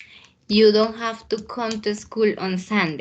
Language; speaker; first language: English; non-native, learner; Spanish